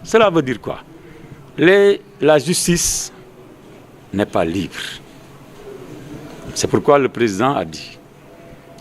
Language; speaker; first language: French; non-native, local second language; Wolof